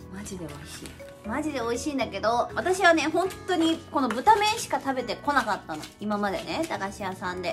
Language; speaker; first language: Japanese; native; Japanese